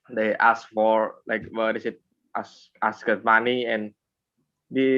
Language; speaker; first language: English; non-native, learner; Indonesian